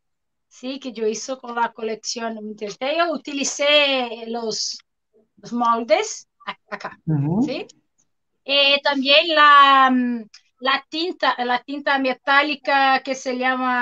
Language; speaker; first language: Spanish; non-native, learner; Portuguese